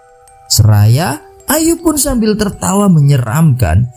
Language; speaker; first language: Indonesian; native; Indonesian